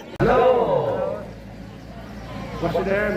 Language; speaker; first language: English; non-native, learner; Thai